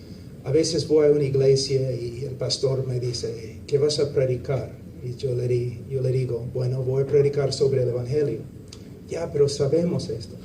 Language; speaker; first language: Spanish; non-native, fluent; English